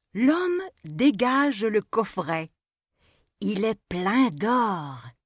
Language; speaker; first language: French; non-native, local second language; Arabic